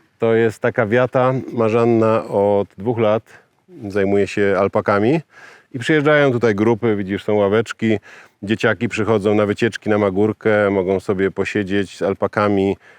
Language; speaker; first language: Polish; native; Polish